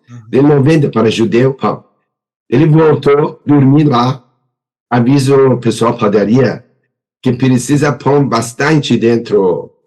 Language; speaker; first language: Portuguese; non-native, learner; Persian